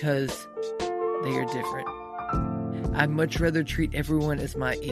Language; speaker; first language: English; native; English